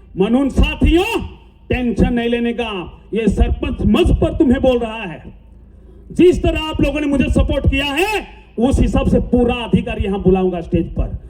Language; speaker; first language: Hindi; non-native, local second language; Marathi